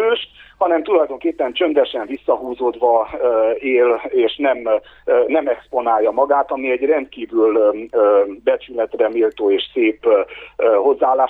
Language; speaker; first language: Hungarian; native; Hungarian